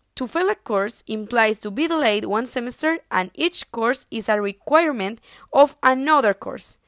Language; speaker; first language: English; non-native, fluent; Spanish